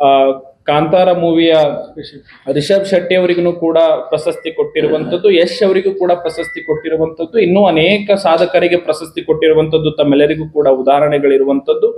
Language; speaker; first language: Kannada; native; Kannada